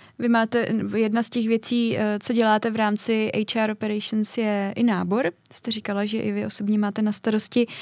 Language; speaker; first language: Czech; native; Czech